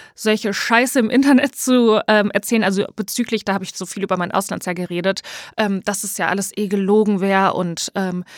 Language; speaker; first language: German; native; German